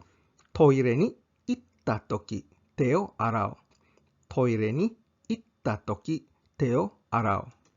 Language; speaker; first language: Japanese; non-native, fluent; English